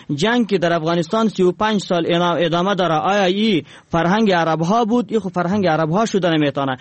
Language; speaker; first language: Persian; non-native, local second language; Pashto